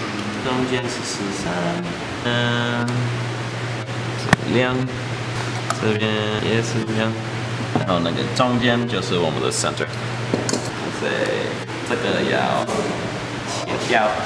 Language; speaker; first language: Chinese; non-native, fluent; English